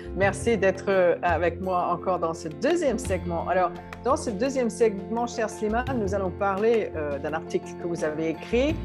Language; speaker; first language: French; native; French